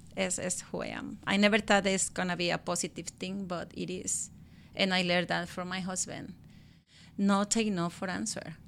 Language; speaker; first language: English; non-native, learner; Spanish